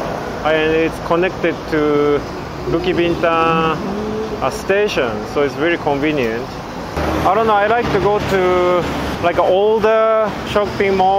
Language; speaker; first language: English; non-native, fluent; Japanese